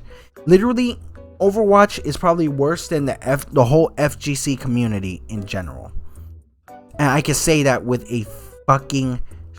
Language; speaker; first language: English; native; English